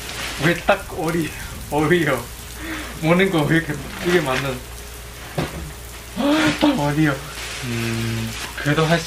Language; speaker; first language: Korean; non-native, learner; Chinese